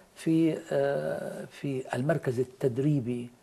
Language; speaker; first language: Arabic; native; Arabic